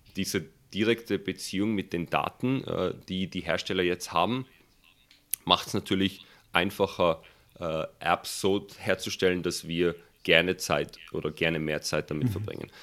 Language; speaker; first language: German; early bilingual, other home language; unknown